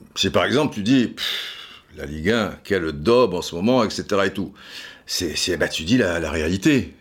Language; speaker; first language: French; native; French